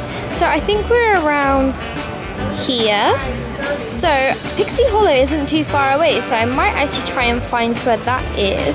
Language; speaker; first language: English; native; English